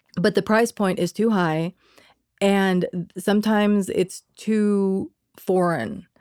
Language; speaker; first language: English; early bilingual, other home language; Spanish